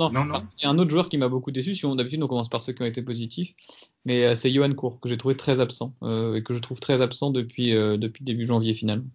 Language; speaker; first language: French; native; French